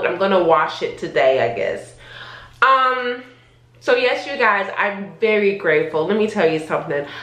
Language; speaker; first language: English; native; English